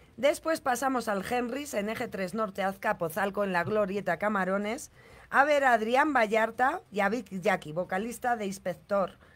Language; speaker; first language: Spanish; native; Spanish